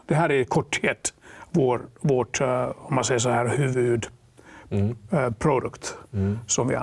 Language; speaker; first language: Swedish; non-native, local second language; Finnish